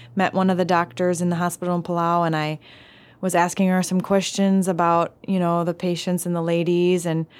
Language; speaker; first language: English; native; English